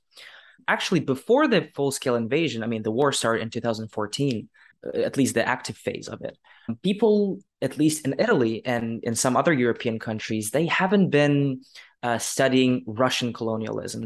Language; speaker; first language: English; non-native, fluent; Ukrainian